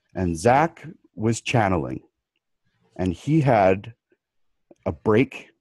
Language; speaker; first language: English; native; English